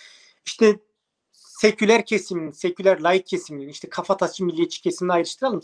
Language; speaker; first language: Turkish; native; Turkish